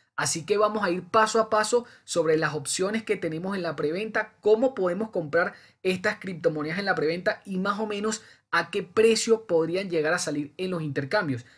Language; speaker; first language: Spanish; native; Spanish